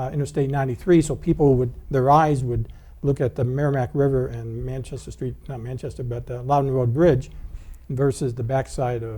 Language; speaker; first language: English; native; English